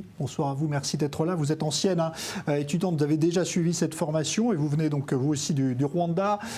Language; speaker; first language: French; native; French